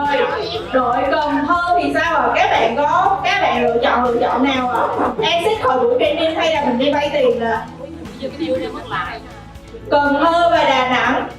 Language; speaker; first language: Vietnamese; native; Vietnamese